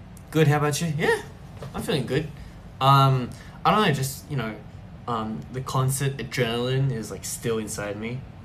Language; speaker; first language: English; early bilingual, other home language; Korean